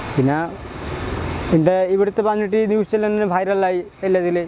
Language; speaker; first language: Malayalam; non-native, local second language; Odia